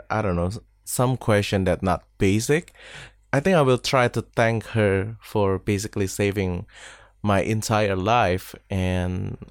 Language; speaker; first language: English; non-native, fluent; Indonesian